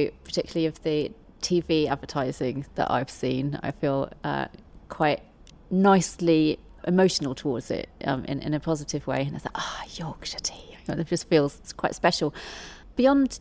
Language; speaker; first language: English; native; English